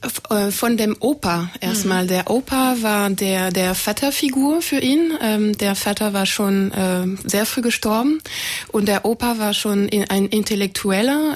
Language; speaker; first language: German; non-native, fluent; French